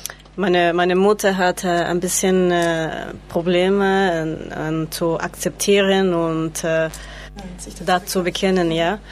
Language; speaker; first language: German; non-native, learner; Spanish